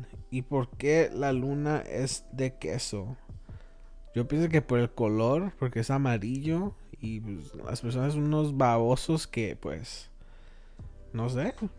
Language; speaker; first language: Spanish; early bilingual, other home language; English